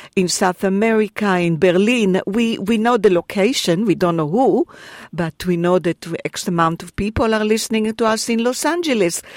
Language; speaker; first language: English; non-native, fluent; Hebrew